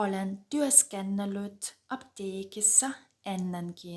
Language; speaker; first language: Finnish; non-native, fluent; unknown